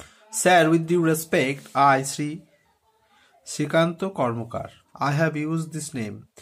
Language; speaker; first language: English; non-native, local second language; Bangla